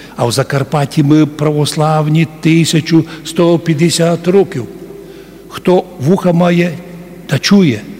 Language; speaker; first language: Ukrainian; native; Ukrainian